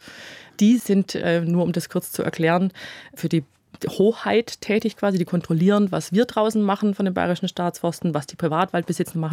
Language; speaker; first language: German; native; German